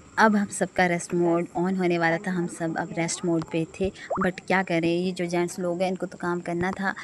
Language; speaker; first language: Hindi; non-native, local second language; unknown